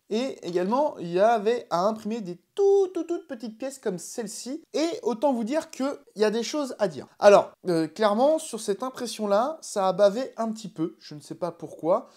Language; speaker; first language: French; native; French